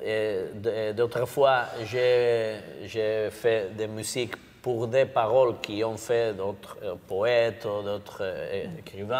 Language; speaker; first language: French; non-native, learner; Basque